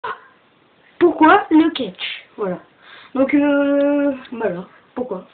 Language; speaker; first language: French; native; French